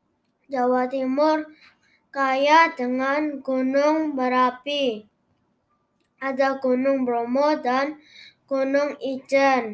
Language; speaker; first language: Indonesian; non-native, learner; English